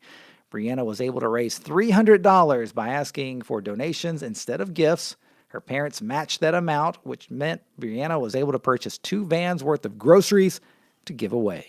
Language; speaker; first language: English; native; English